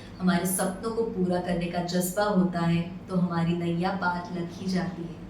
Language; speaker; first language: Hindi; non-native, local second language; Gujarati